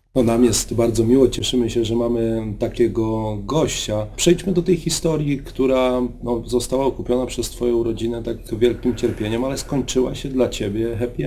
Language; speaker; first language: Polish; native; Polish